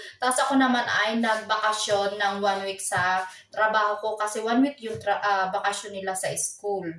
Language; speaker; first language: Filipino; native; Filipino